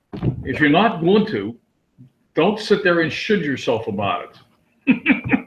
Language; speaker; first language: English; native; English